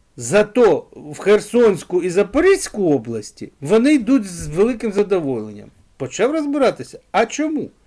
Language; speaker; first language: Ukrainian; non-native, local second language; Russian